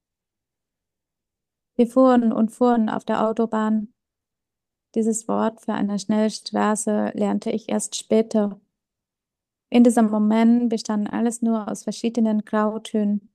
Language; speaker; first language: German; early bilingual, other home language; Vietnamese